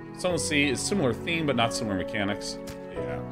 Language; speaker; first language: English; native; English